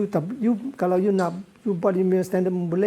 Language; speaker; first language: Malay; non-native, local second language; Cantonese